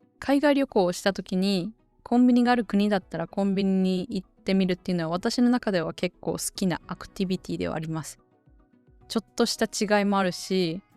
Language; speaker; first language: Japanese; native; Japanese